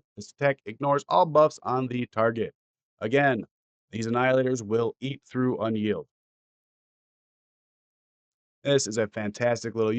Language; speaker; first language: English; native; English